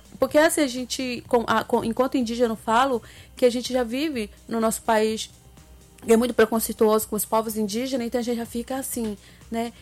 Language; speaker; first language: Portuguese; non-native, local second language; Ticuna